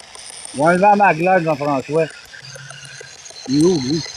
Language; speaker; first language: French; native; French